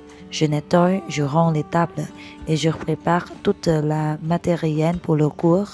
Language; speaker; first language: French; non-native, fluent; Vietnamese